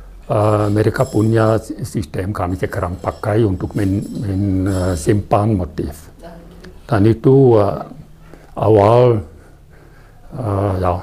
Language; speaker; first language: Indonesian; non-native, fluent; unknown